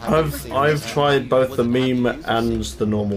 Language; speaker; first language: English; native; English